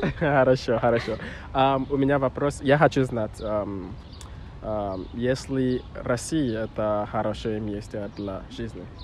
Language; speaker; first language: Russian; non-native, learner; English